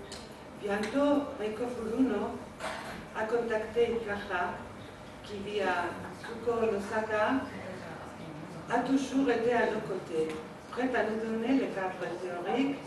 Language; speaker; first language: French; non-native, fluent; Spanish